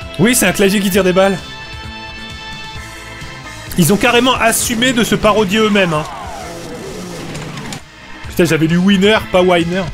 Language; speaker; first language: French; native; French